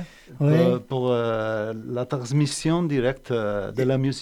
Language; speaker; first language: French; non-native, fluent; Italian